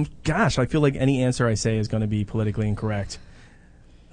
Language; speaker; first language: English; native; English